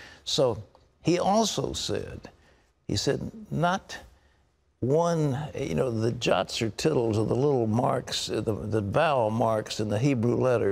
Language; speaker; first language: English; native; English